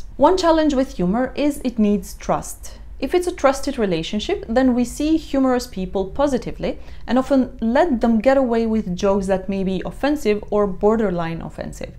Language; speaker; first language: English; non-native, fluent; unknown